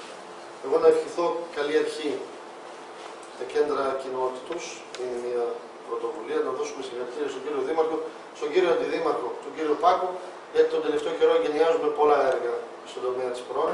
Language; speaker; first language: Greek; native; Greek